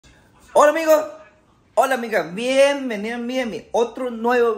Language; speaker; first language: Spanish; non-native, learner; Chinese